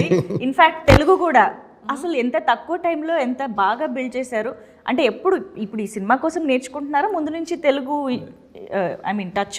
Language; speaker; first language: Telugu; native; Telugu